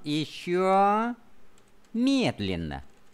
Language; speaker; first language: Russian; non-native, fluent; Vietnamese